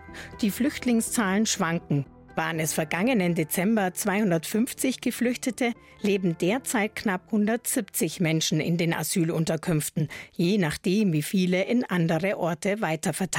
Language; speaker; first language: German; native; German